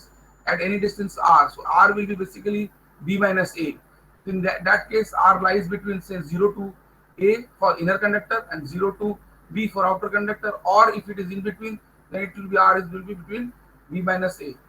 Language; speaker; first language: English; non-native, local second language; Bangla